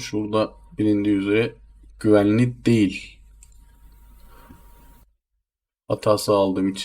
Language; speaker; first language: Turkish; native; Turkish